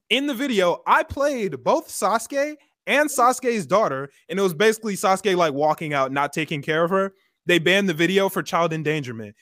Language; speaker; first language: English; native; English